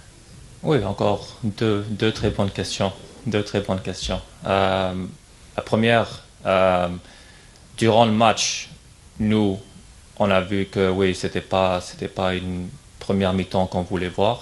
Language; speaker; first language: French; non-native, fluent; English